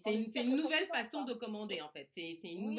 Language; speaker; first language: French; native; French